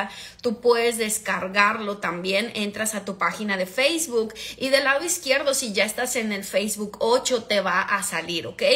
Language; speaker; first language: Spanish; native; Spanish